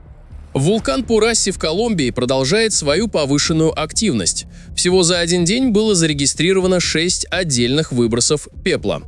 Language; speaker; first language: Russian; native; Russian